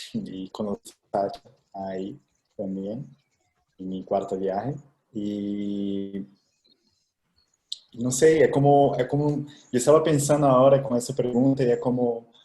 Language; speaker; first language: Spanish; non-native, fluent; Portuguese